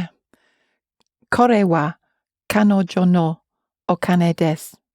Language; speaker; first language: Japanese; non-native, learner; English